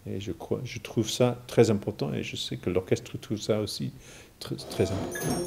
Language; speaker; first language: French; non-native, fluent; English